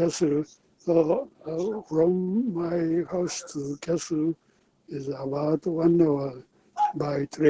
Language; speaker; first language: English; non-native, learner; Japanese